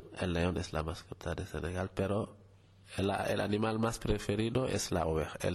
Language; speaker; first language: Spanish; non-native, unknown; Wolof